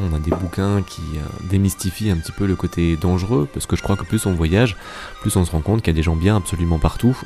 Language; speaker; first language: French; native; French